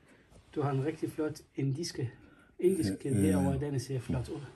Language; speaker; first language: Danish; non-native, learner; Arabic